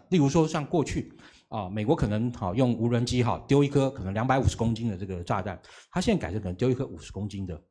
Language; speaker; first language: Chinese; native; Chinese